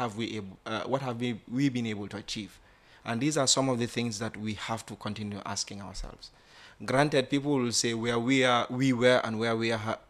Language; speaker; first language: English; non-native, local second language; Wolof